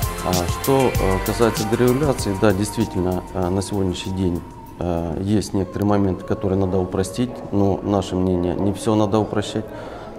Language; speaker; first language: Russian; native; Russian